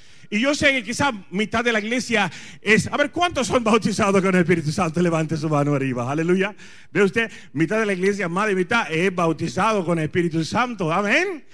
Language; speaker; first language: Spanish; non-native, fluent; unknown